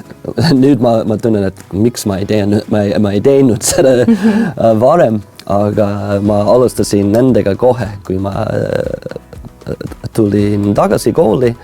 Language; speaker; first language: Estonian; non-native, fluent; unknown